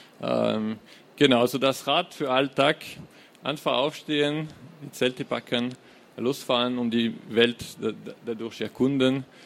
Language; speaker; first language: German; non-native, fluent; French